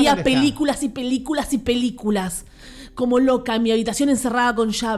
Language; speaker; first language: Spanish; native; Spanish